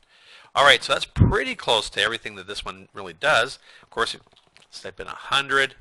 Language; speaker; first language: English; native; English